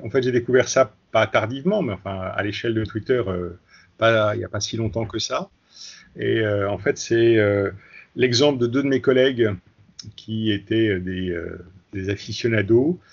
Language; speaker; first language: French; native; French